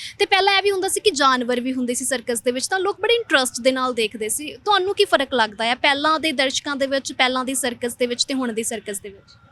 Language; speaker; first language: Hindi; non-native, local second language; Punjabi